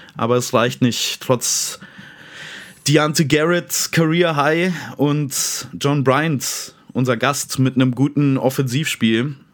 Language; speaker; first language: German; native; German